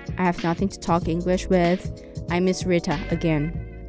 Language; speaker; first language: English; non-native, fluent; Chinese